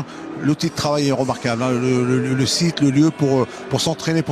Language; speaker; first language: French; native; French